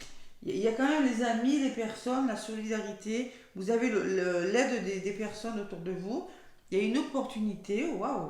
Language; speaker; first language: French; native; French